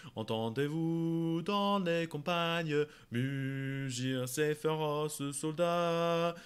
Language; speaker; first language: French; non-native, fluent; English